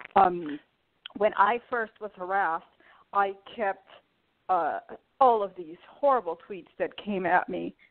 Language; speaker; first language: English; early bilingual, other home language; Portuguese